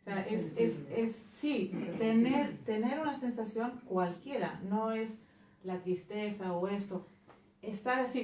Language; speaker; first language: Spanish; non-native, fluent; Swedish